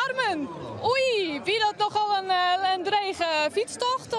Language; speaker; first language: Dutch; non-native, local second language; Western Frisian